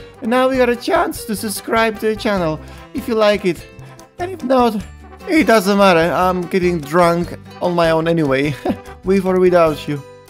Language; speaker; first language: English; non-native, fluent; Slovak